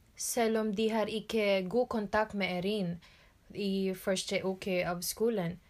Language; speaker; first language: Norwegian; non-native, learner; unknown